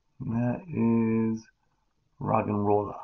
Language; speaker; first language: English; native; English